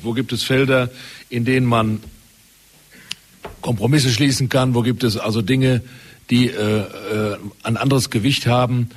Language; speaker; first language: German; native; German